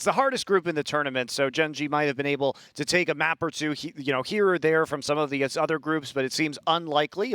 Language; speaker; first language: English; native; English